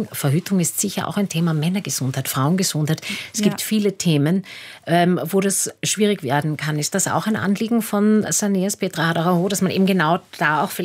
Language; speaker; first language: German; native; German